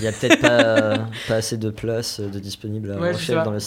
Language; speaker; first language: French; native; French